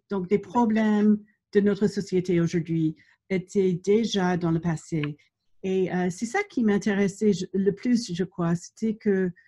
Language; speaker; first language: French; non-native, fluent; English